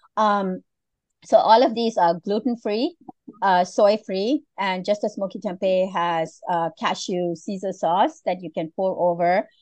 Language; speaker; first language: English; non-native, local second language; Tamil